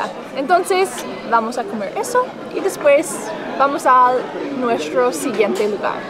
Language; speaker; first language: Spanish; non-native, fluent; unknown